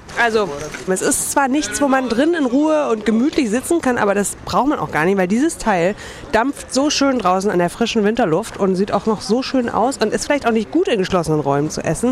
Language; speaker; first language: German; native; German